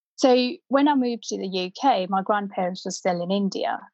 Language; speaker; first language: English; non-native, local second language; Punjabi